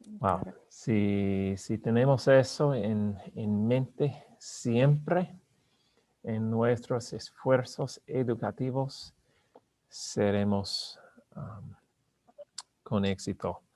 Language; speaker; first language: Spanish; non-native, learner; English